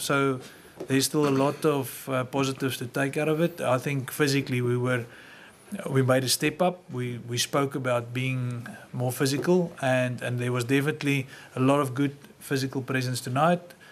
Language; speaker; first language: English; native; English